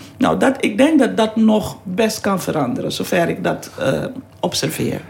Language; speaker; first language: Dutch; native; Dutch